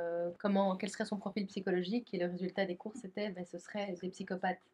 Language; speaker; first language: French; native; French